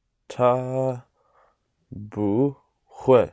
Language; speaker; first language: Chinese; non-native, learner; English